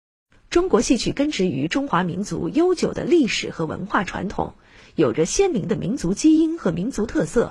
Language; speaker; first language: Chinese; native; Chinese